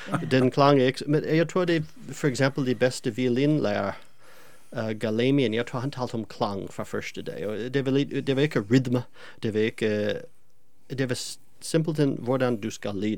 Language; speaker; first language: Danish; non-native, fluent; English